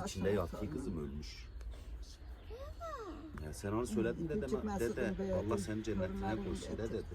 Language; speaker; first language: Turkish; native; Turkish